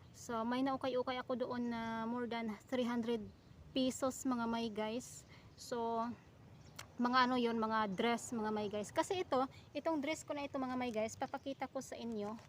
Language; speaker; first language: Filipino; non-native, local second language; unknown